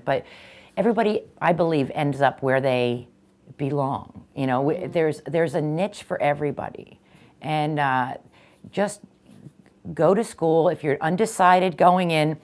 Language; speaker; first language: English; native; English